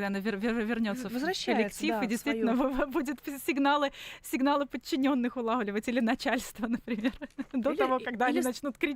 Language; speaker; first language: Russian; native; Russian